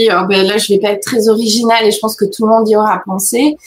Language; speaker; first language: French; native; French